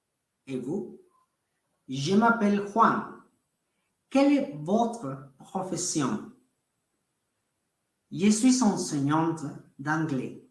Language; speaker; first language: French; non-native, fluent; Spanish